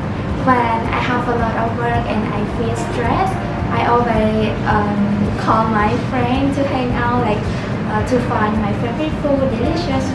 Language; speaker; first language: English; non-native, learner; Khmer